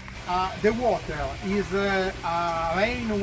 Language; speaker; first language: English; non-native, learner; Italian